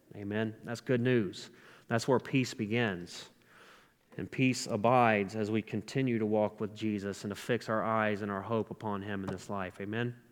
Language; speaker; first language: English; native; English